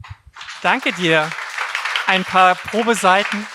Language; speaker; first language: German; native; German